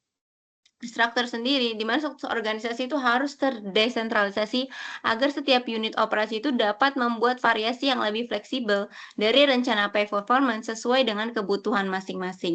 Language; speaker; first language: Indonesian; native; Indonesian